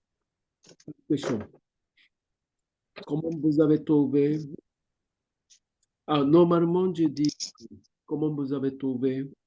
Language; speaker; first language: French; non-native, fluent; Japanese